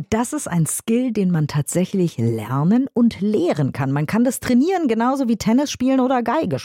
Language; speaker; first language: German; native; German